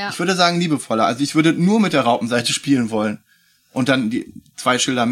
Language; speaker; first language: German; native; German